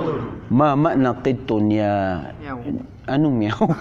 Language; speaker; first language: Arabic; non-native, learner; Filipino